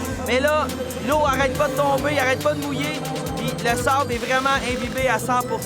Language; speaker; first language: French; native; French